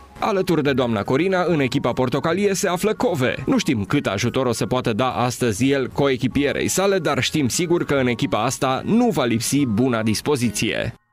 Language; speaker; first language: Romanian; native; Romanian